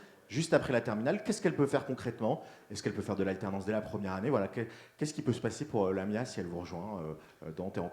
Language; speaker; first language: French; native; French